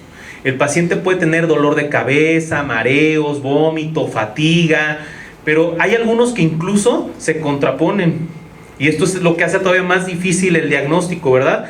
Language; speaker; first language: Spanish; native; Spanish